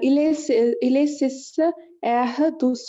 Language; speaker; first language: French; non-native, learner; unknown